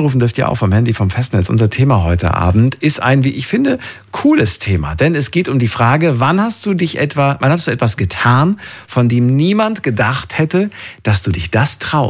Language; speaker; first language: German; native; German